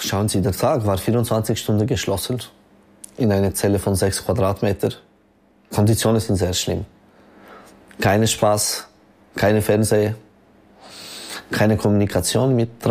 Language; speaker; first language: German; non-native, local second language; French